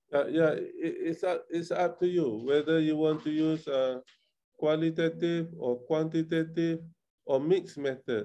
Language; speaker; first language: English; non-native, local second language; Malay